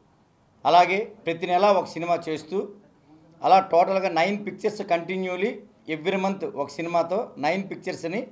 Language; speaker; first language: Telugu; native; Telugu